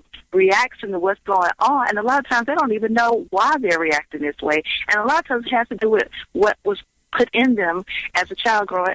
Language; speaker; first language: English; native; English